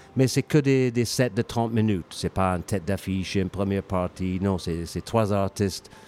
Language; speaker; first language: French; non-native, fluent; English